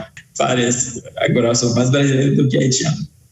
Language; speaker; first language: Portuguese; non-native, fluent; Haitian Creole